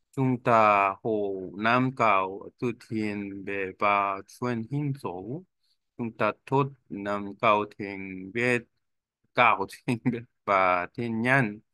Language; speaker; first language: Vietnamese; non-native, learner; Korean